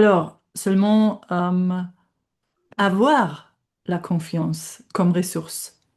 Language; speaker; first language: French; non-native, fluent; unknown